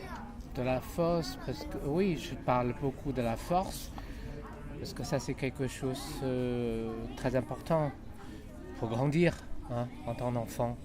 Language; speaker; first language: French; non-native, fluent; Chinese